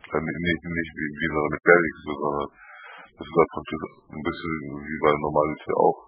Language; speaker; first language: German; native; German